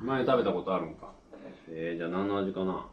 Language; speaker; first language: Japanese; native; Japanese